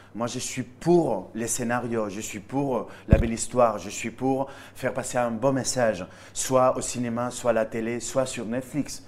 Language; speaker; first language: French; non-native, fluent; Spanish